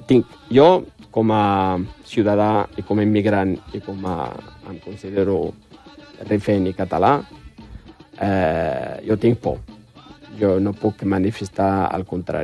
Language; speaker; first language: Catalan; non-native, fluent; Riffian